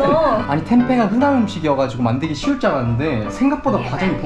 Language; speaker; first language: Korean; native; Korean